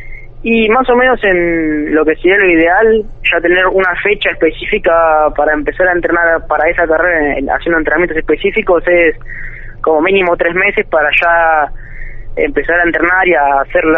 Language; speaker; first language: Spanish; native; Spanish